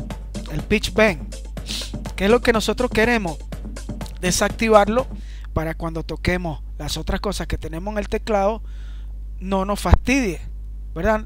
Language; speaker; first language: Spanish; native; Spanish